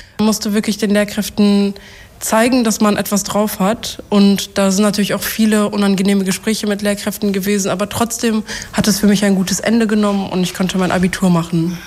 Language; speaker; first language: German; early bilingual, other home language; Kurdish